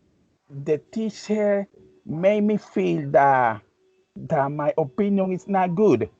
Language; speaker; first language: English; non-native, learner; Spanish